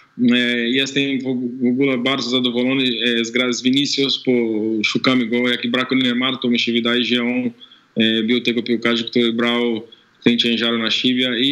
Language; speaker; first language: Polish; non-native, fluent; Portuguese